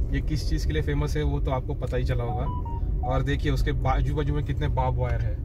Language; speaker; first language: Hindi; non-native, local second language; Marathi